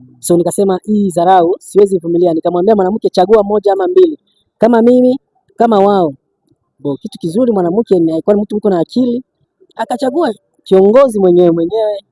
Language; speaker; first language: Swahili; native; Swahili